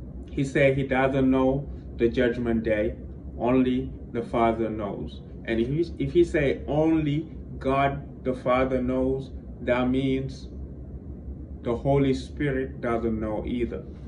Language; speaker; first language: English; non-native, fluent; Wolof